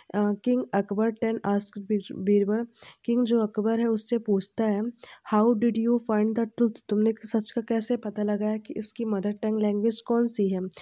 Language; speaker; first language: Hindi; native; Hindi